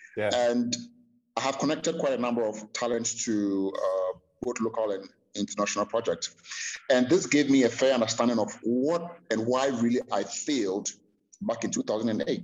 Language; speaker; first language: English; non-native, local second language; Akan